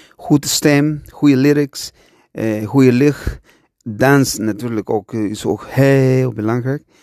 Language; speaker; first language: Dutch; non-native, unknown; Spanish